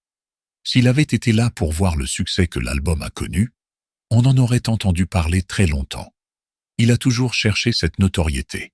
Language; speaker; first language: French; native; French